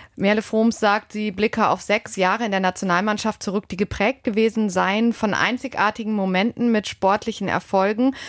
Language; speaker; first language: German; native; German